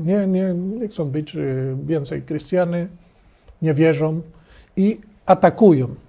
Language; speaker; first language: Polish; non-native, learner; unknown